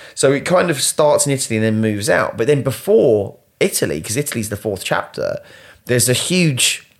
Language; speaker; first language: English; native; English